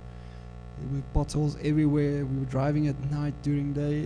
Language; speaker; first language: English; non-native, local second language; Afrikaans